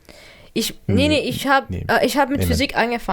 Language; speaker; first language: German; early bilingual, other home language; Arabic